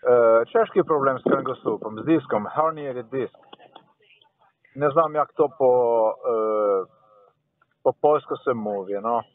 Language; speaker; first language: Polish; non-native, learner; Slovenian